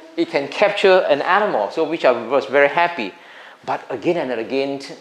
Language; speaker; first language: English; non-native, local second language; Min Nan Chinese